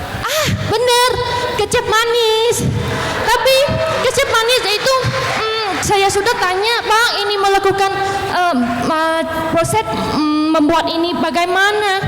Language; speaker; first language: Indonesian; non-native, learner; Vietnamese